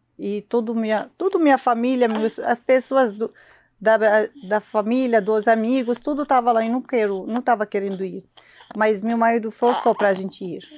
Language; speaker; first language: Portuguese; non-native, learner; Arabic